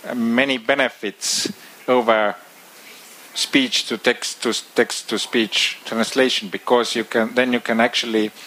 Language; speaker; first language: English; non-native, fluent; Estonian